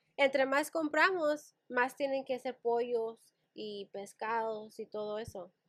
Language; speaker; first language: Spanish; early bilingual, heritage; Spanish